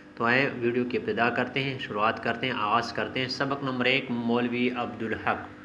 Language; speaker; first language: Urdu; non-native, local second language; Pashto